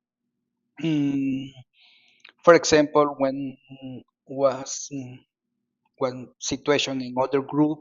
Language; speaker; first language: English; non-native, learner; Spanish